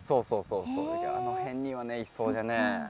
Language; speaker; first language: Japanese; native; Japanese